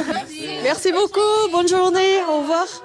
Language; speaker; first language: French; non-native, learner; Korean